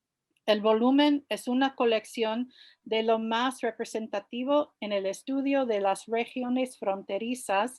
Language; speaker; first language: Spanish; non-native, fluent; English